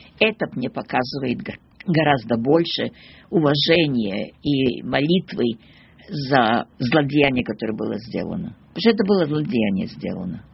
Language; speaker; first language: Russian; early bilingual, heritage; Russian